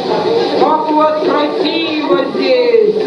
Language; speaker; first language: Russian; non-native, local second language; Kazakh